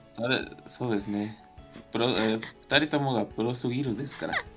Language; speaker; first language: Japanese; non-native, learner; Spanish